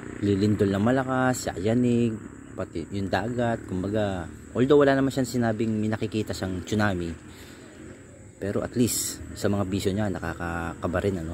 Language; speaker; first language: Filipino; native; Filipino